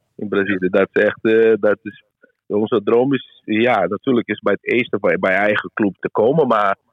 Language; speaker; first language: Dutch; non-native, learner; Portuguese